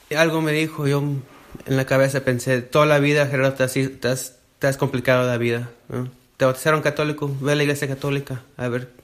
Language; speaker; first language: Spanish; early bilingual, heritage; Spanish